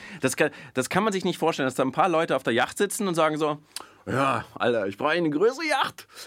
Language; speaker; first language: German; early bilingual, other home language; Russian